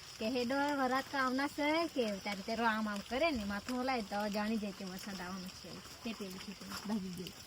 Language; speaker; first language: Gujarati; non-native, local second language; Vasavi